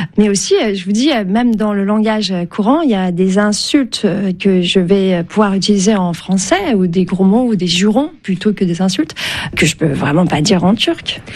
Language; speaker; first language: French; early bilingual, other home language; Turkish